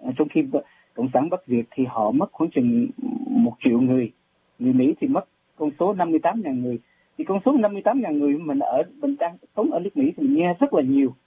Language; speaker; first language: Vietnamese; native; Vietnamese